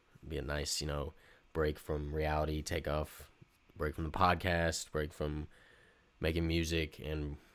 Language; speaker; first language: English; native; English